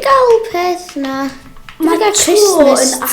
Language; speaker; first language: Welsh; native; Welsh